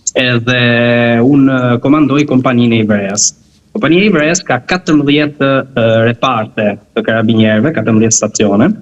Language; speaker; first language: Albanian; early bilingual, heritage; Albanian